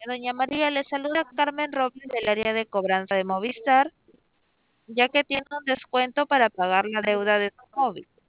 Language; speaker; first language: Spanish; native; Spanish